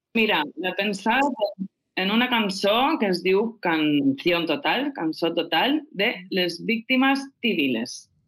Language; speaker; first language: Catalan; non-native, local second language; Spanish